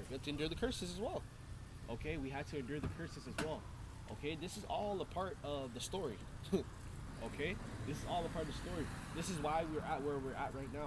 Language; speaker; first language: English; native; English